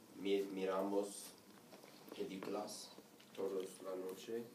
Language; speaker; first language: Spanish; non-native, learner; English